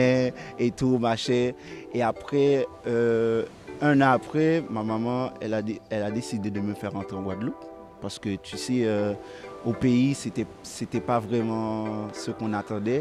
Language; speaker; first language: French; non-native, local second language; Haitian Creole